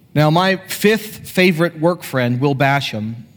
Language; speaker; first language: English; native; English